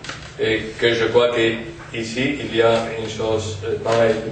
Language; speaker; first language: French; non-native, fluent; Spanish